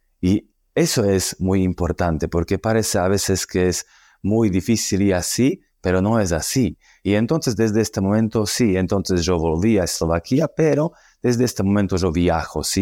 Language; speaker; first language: Spanish; non-native, fluent; Slovak